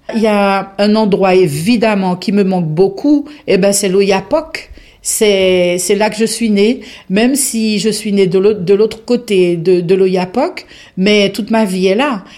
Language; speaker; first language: French; non-native, local second language; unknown